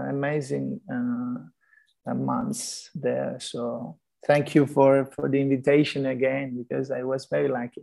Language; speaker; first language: English; non-native, fluent; Italian